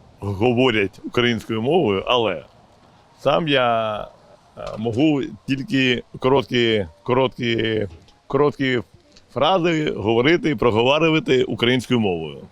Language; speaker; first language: Ukrainian; non-native, local second language; Russian